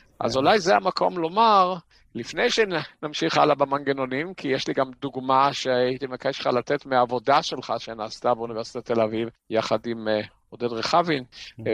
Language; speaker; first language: Hebrew; native; Hebrew